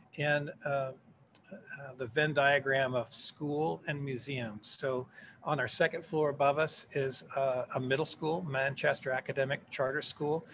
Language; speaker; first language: English; native; English